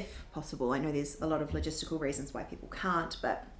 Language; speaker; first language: English; native; English